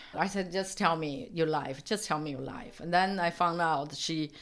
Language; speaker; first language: English; non-native, fluent; Chinese